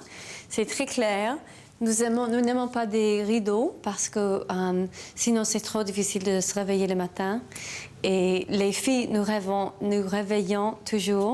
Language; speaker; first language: French; non-native, learner; English